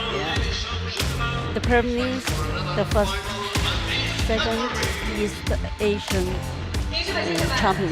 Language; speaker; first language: English; non-native, learner; Chinese